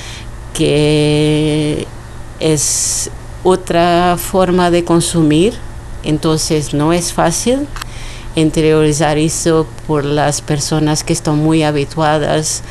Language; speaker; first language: Spanish; non-native, learner; Portuguese